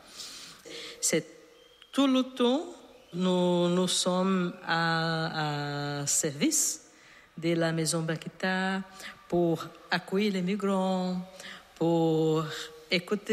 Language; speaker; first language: French; non-native, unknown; Portuguese